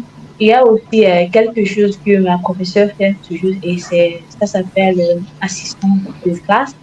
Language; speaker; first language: French; non-native, fluent; Igbo